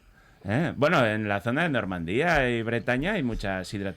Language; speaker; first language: Spanish; native; Spanish